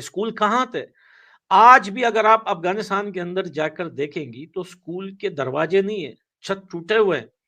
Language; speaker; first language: Hindi; non-native, fluent; Pashto